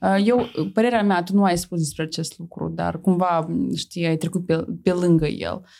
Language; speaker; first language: Romanian; non-native, local second language; Russian